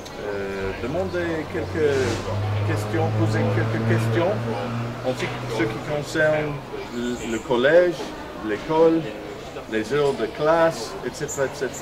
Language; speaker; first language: French; non-native, fluent; English